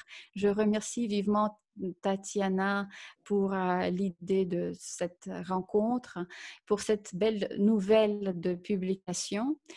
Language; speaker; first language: French; non-native, fluent; Russian